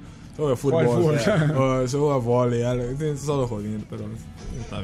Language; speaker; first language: Spanish; non-native, learner; English